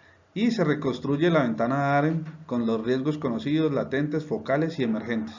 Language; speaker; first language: Spanish; native; Spanish